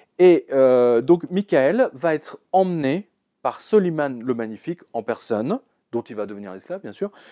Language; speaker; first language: French; native; French